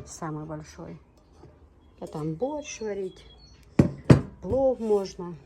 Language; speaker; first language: Russian; non-native, local second language; Chechen